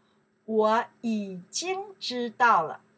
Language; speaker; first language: Chinese; non-native, learner; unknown